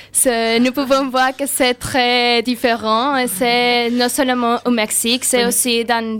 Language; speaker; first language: French; non-native, learner; Spanish